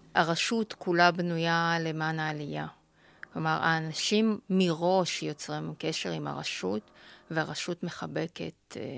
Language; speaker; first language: Hebrew; early bilingual, other home language; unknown